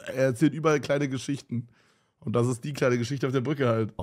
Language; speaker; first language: German; native; German